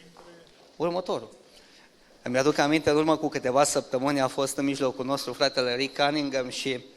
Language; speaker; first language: Romanian; native; Romanian